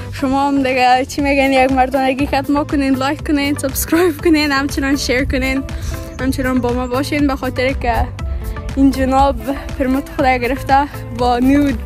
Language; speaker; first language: Persian; early bilingual, heritage; Persian